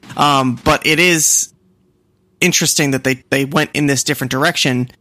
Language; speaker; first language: English; native; English